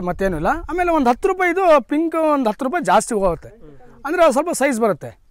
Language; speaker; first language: Kannada; native; Kannada